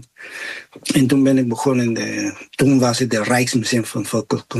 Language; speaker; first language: Dutch; non-native, fluent; Spanish